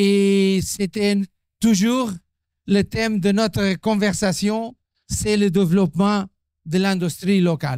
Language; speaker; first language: French; non-native, fluent; Portuguese